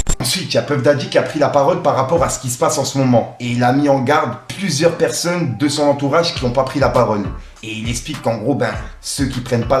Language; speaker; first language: French; native; French